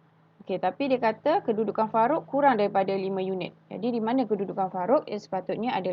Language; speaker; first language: Malay; native; Malay